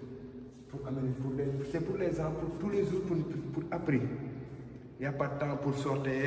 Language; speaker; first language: French; non-native, local second language; Wolof